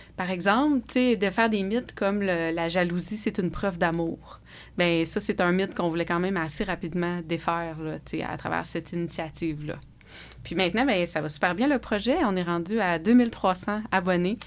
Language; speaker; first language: French; native; French